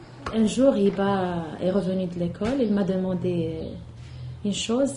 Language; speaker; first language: French; non-native, local second language; Arabic